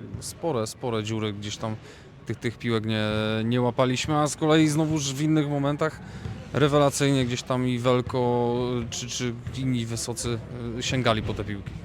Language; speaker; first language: Polish; native; Polish